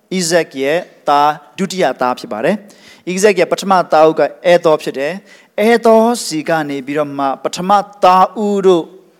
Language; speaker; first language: Burmese; non-native, local second language; Hakha Chin